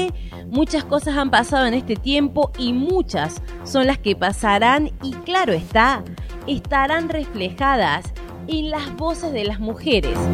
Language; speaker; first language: Spanish; native; Spanish